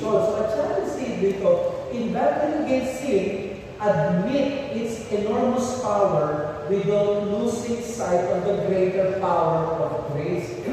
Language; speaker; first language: English; non-native, local second language; Filipino